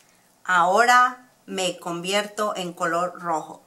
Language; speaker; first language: Spanish; early bilingual, heritage; Spanish